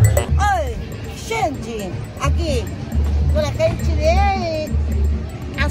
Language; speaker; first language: Portuguese; non-native, learner; Spanish